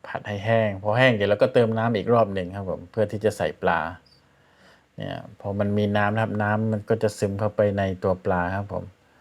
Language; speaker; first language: Thai; non-native, local second language; Malay